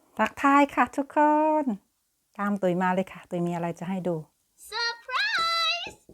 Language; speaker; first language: Thai; native; Thai